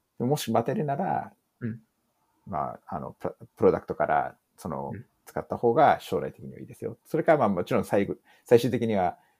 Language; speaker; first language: Japanese; early bilingual, heritage; English